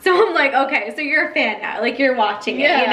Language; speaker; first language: English; native; English